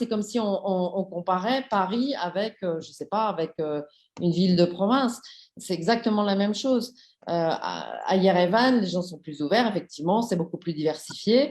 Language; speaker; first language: French; native; French